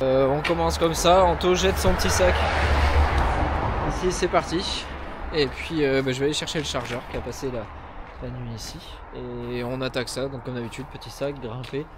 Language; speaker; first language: French; native; French